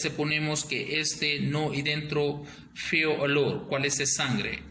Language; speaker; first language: Spanish; non-native, learner; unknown